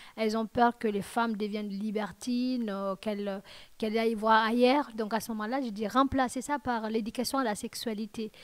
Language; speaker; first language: French; non-native, local second language; Fula